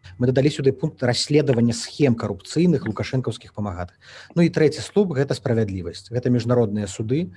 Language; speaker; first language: Belarusian; native; Belarusian